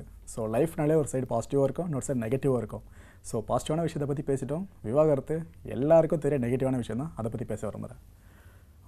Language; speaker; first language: Tamil; native; Tamil